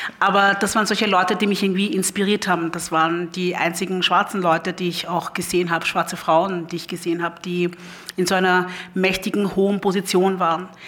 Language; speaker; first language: German; early bilingual, other home language; Lingala